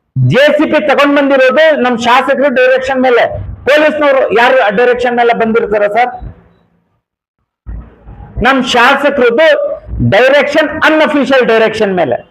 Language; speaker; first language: Kannada; native; Kannada